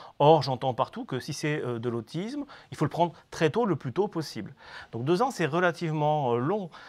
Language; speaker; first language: French; native; French